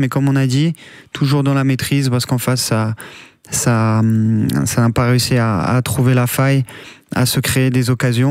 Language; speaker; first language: French; native; French